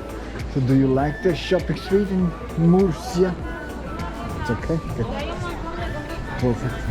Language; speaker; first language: English; non-native, learner; Italian